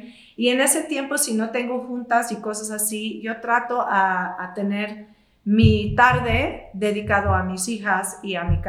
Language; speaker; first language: Spanish; non-native, fluent; English